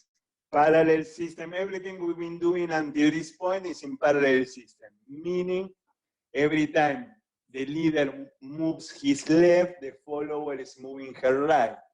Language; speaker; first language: English; non-native, fluent; Spanish